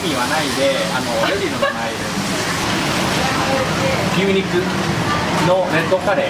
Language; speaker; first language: Japanese; non-native, learner; Thai